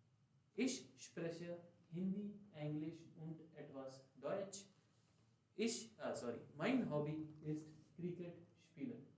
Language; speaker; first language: German; non-native, fluent; Hindi